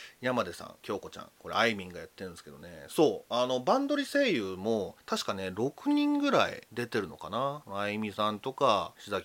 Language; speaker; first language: Japanese; native; Japanese